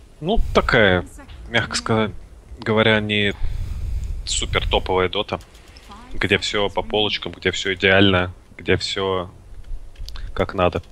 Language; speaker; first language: Russian; native; Russian